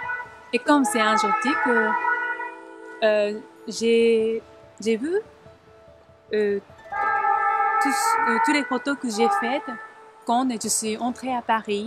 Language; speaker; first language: French; non-native, learner; Japanese